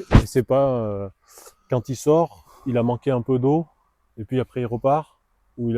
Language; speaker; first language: French; native; French